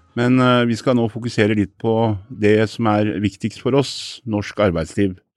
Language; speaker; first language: Norwegian; native; Norwegian